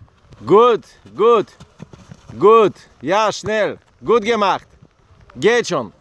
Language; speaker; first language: German; non-native, learner; Bulgarian